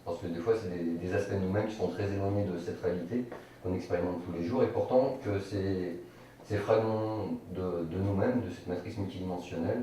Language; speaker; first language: French; native; French